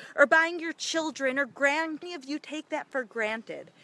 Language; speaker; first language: English; native; English